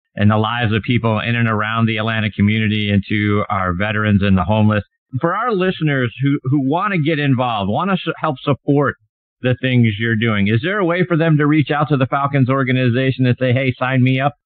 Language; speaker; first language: English; native; English